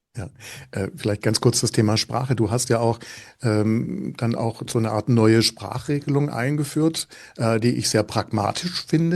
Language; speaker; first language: German; native; German